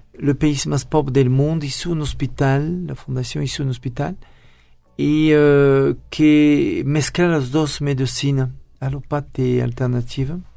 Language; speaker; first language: Spanish; non-native, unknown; French